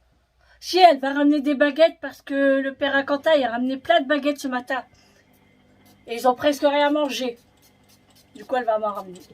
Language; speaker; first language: French; native; French